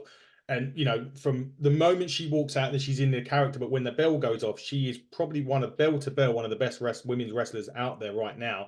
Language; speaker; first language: English; native; English